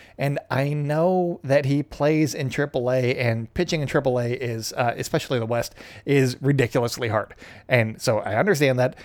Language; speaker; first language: English; native; English